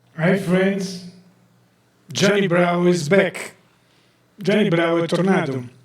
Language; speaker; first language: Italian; native; Italian